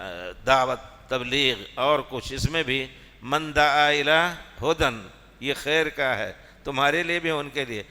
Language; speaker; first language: Urdu; native; Urdu